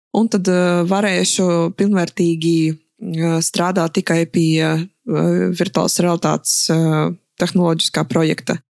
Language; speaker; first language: Latvian; non-native, local second language; Russian